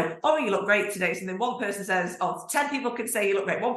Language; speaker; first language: English; native; English